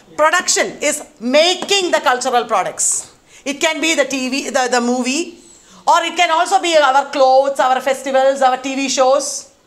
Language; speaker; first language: English; non-native, local second language; Malayalam